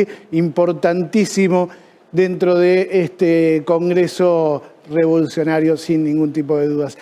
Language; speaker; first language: Spanish; native; Spanish